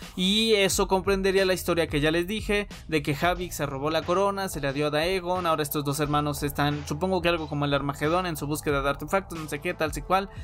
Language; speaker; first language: Spanish; native; Spanish